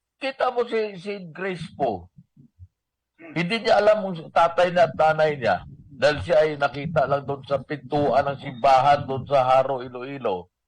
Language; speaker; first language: Filipino; native; Filipino